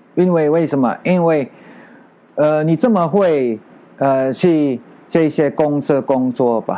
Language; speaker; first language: Chinese; non-native, learner; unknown